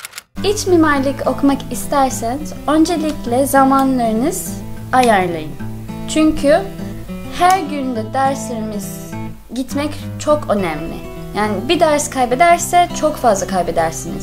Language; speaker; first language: Turkish; non-native, learner; English